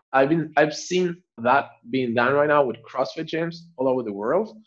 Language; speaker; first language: English; non-native, fluent; Spanish